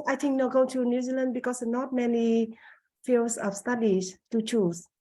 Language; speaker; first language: English; non-native, learner; Vietnamese